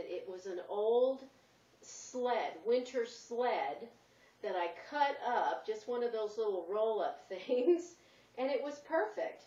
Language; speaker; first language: English; native; English